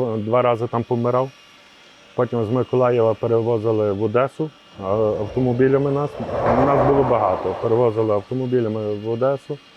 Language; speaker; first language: Ukrainian; native; Ukrainian